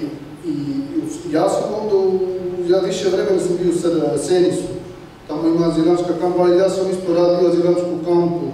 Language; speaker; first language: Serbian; non-native, learner; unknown